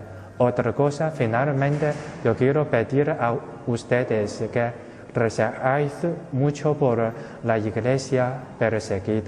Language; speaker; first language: Spanish; non-native, fluent; Chinese